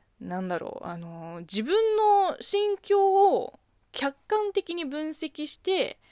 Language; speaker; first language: Japanese; non-native, fluent; Chinese